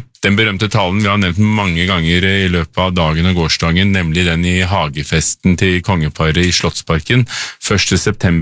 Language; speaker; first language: Norwegian; native; Norwegian